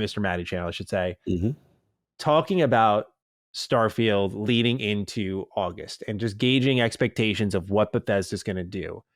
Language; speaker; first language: English; native; English